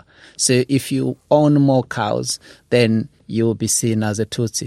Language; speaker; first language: English; non-native, local second language; Kinyarwanda